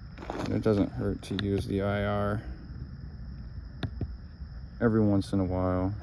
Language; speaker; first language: English; native; English